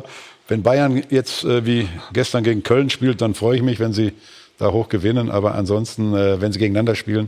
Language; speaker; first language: German; native; German